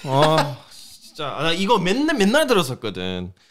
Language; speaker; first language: Korean; non-native, fluent; English